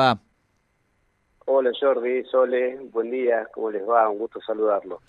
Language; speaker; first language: Spanish; native; Spanish